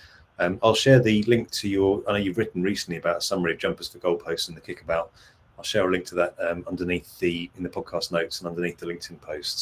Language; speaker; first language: English; native; English